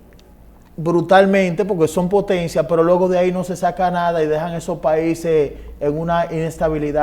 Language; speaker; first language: Spanish; native; Spanish